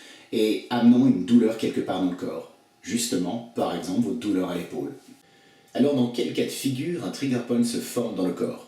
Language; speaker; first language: French; native; French